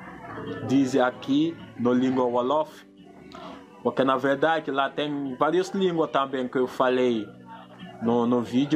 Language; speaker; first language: Portuguese; non-native, fluent; Wolof